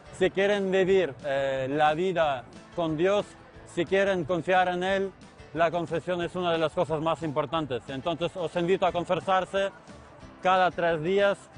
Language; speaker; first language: Spanish; non-native, fluent; Ukrainian